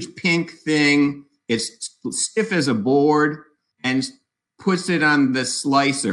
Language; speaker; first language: English; native; English